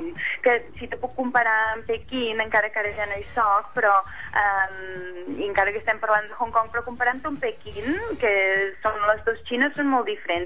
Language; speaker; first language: Catalan; native; Catalan